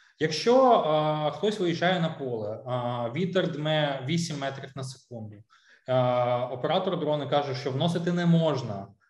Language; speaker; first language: Ukrainian; non-native, local second language; Russian